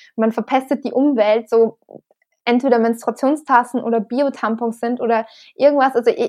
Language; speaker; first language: German; native; German